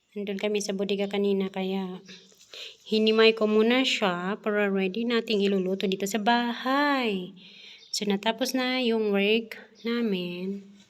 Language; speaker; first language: Filipino; non-native, local second language; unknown